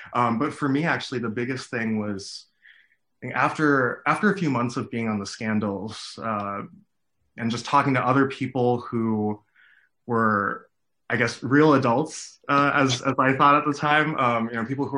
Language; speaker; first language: English; non-native, local second language; Cantonese